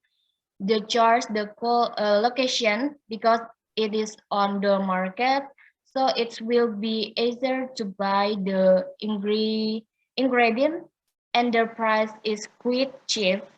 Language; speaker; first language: English; non-native, learner; Indonesian